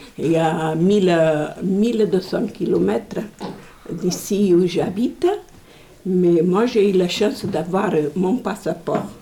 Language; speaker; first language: French; non-native, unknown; Portuguese